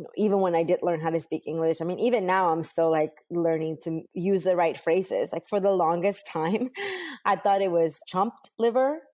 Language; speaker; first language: English; early bilingual, other home language; Spanish